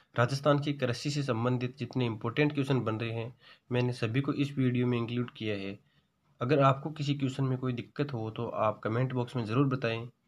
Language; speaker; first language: Hindi; native; Hindi